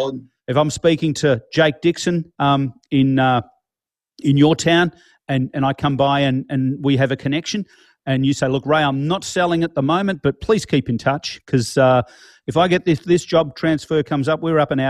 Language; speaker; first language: English; native; English